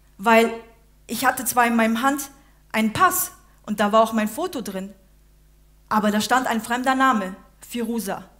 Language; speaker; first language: German; early bilingual, other home language; Uyghur